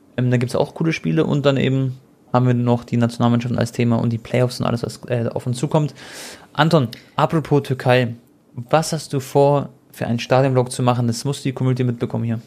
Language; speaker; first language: German; early bilingual, other home language; Croatian